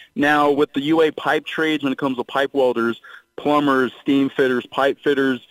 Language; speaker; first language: English; native; English